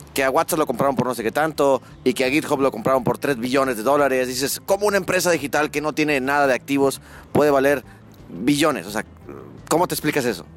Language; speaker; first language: Spanish; native; Spanish